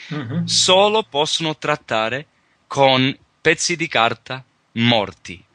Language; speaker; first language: Italian; early bilingual, heritage; Italian